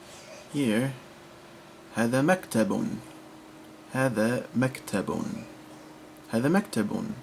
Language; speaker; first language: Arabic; non-native, fluent; English